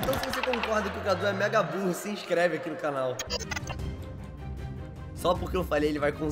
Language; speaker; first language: Portuguese; native; Portuguese